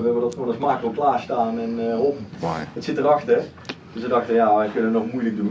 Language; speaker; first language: Dutch; native; Dutch